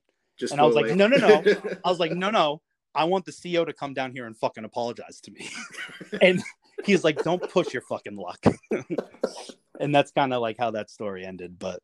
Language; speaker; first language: English; native; English